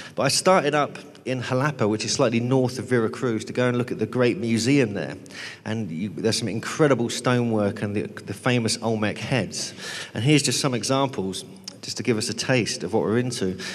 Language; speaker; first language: English; native; English